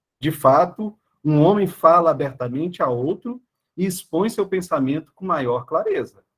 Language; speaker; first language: Portuguese; native; Portuguese